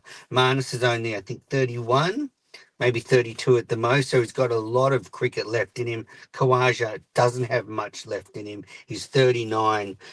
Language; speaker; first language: English; native; English